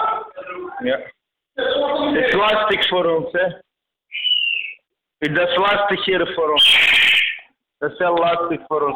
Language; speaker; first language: Dutch; non-native, fluent; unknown